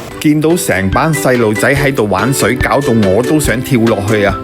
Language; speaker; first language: Cantonese; non-native, learner; English